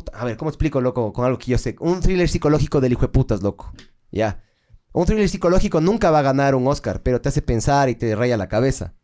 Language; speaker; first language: Spanish; native; Spanish